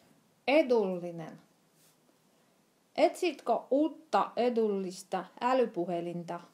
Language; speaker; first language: Finnish; non-native, fluent; Russian